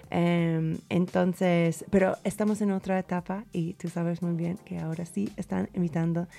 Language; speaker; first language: Spanish; non-native, fluent; English